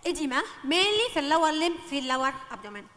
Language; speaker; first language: Arabic; native; Arabic